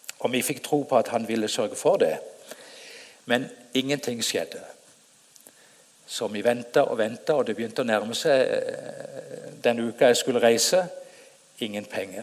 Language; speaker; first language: Norwegian; native; Norwegian